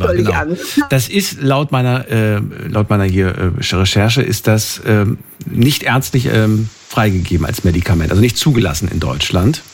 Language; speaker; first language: German; native; German